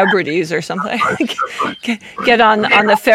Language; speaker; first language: English; native; English